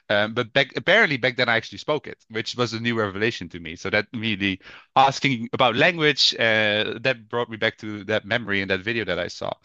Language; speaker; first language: English; non-native, fluent; Dutch